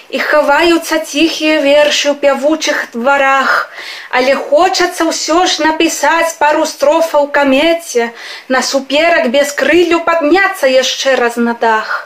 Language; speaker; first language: Belarusian; non-native, fluent; Spanish